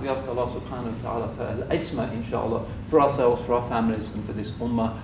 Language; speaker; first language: English; native; English